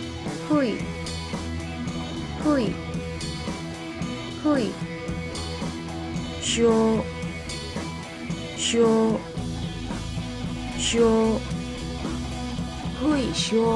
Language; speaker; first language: Chinese; non-native, learner; Korean